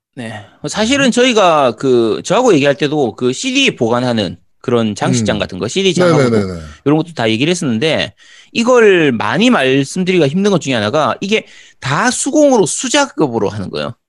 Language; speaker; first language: Korean; native; Korean